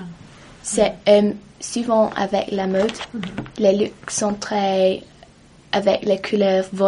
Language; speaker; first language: French; non-native, learner; English